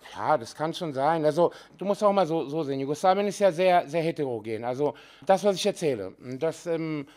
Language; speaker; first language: German; early bilingual, heritage; Serbian